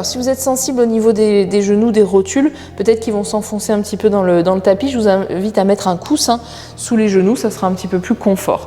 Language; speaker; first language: French; native; French